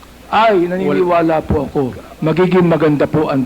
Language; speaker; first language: Filipino; native; Filipino